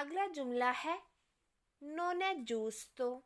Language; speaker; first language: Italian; non-native, fluent; Urdu